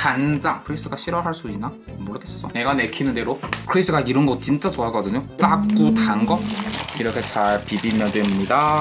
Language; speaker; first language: Korean; non-native, fluent; Chinese